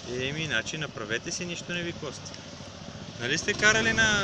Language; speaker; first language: Bulgarian; native; Bulgarian